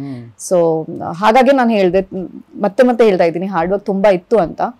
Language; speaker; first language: Kannada; early bilingual, other home language; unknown